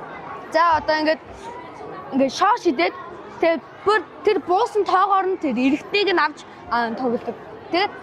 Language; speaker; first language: Mongolian; native; Mongolian